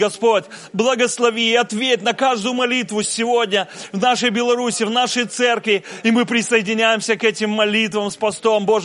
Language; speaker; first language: Russian; native; Russian